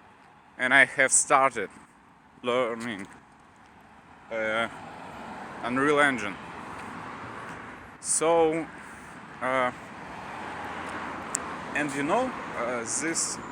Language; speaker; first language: English; non-native, learner; Russian